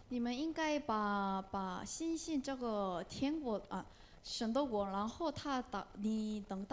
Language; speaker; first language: Chinese; non-native, learner; Korean